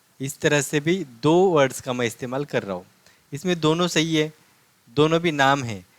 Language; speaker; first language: Hindi; non-native, local second language; Marathi